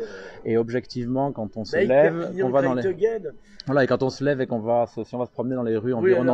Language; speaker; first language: French; native; French